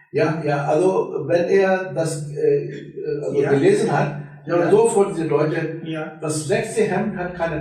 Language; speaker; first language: German; non-native, learner; Urdu